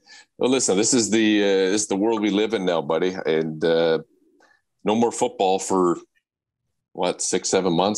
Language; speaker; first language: English; native; English